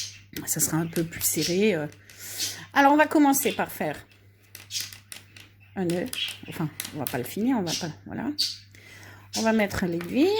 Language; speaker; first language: French; native; French